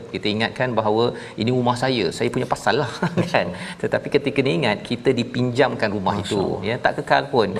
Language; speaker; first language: Malay; native; Malay